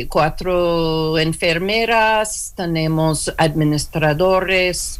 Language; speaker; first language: Spanish; non-native, learner; English